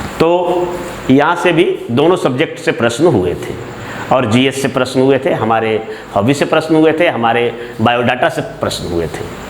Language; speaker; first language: Hindi; native; Hindi